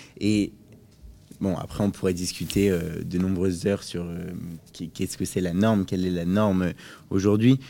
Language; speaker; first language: French; native; French